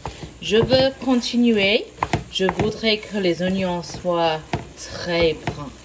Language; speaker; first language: French; non-native, fluent; English